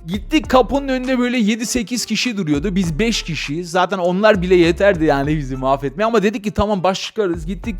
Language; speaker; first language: Turkish; early bilingual, heritage; Turkish